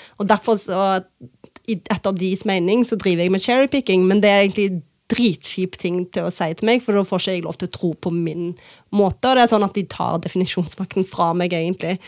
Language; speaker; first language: Norwegian; early bilingual, other home language; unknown